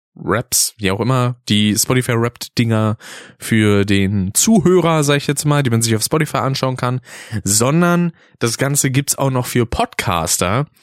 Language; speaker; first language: German; native; German